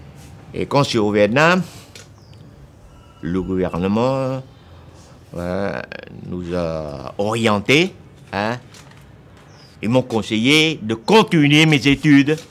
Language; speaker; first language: French; non-native, local second language; Vietnamese